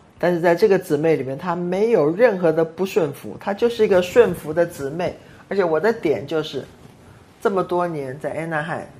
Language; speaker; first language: Chinese; non-native, local second language; Cantonese